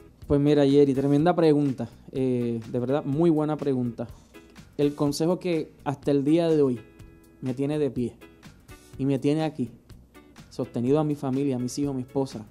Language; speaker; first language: Spanish; native; Spanish